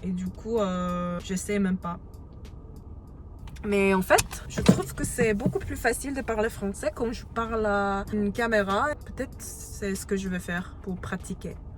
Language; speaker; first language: French; non-native, learner; English